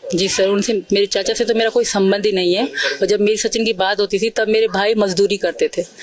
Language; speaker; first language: Urdu; non-native, local second language; Sindhi